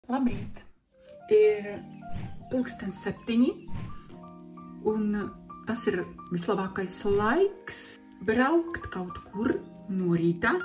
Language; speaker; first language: Latvian; non-native, fluent; Czech